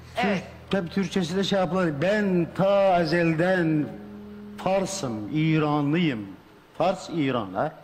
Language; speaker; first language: Turkish; non-native, fluent; Persian